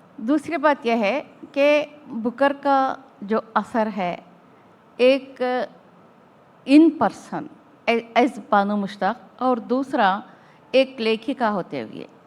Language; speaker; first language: Hindi; non-native, local second language; Urdu